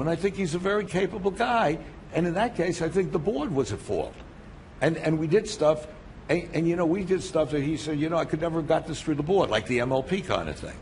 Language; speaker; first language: English; native; English